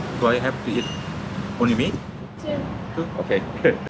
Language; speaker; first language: English; non-native, learner; Korean